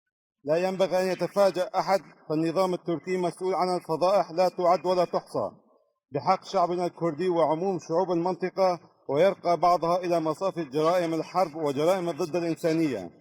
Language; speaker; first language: Arabic; non-native, local second language; Kurdish